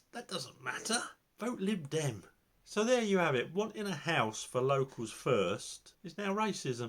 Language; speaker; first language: English; native; English